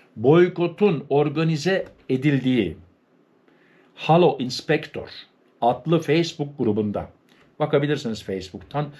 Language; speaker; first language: Turkish; early bilingual, heritage; Turkish